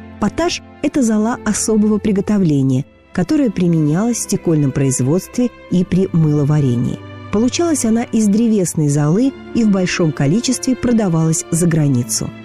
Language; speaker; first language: Russian; native; Russian